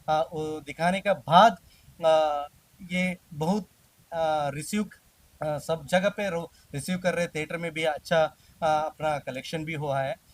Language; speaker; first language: Hindi; non-native, local second language; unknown